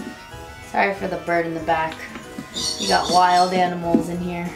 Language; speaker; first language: English; native; English